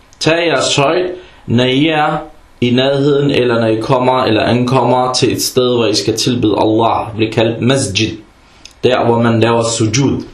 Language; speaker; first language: Danish; early bilingual, other home language; Arabic